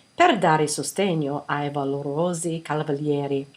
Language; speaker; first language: Italian; non-native, fluent; English